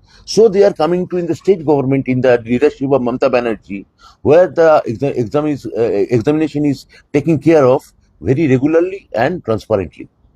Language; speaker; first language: English; non-native, local second language; Bangla